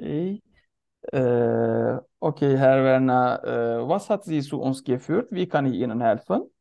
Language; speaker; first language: German; non-native, learner; Turkish